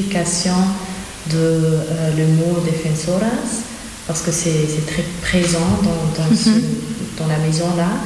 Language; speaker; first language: French; non-native, learner; German